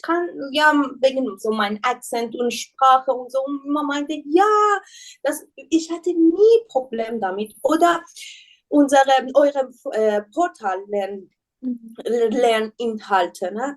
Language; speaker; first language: German; non-native, learner; Persian